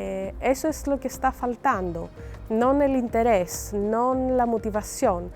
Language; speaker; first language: Spanish; non-native, fluent; Greek